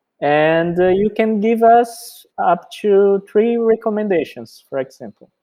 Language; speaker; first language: English; non-native, fluent; Portuguese